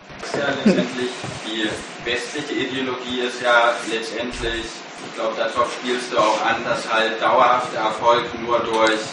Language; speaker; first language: German; native; German